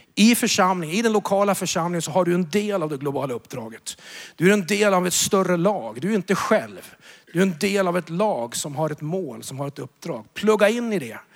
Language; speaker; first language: Swedish; native; Swedish